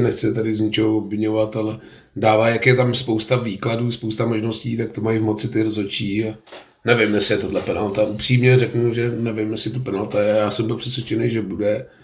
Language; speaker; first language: Czech; native; Czech